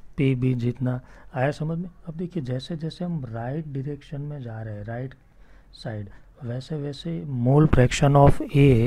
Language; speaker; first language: Hindi; non-native, local second language; Gujarati